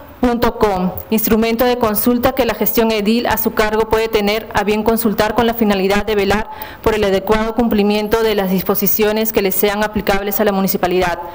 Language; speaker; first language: Spanish; native; Spanish